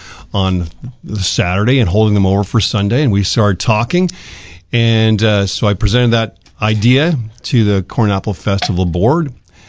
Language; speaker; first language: English; native; English